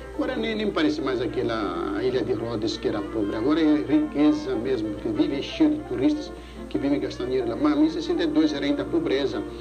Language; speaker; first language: Portuguese; early bilingual, other home language; Greek